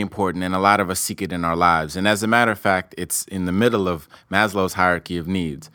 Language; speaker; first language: English; native; English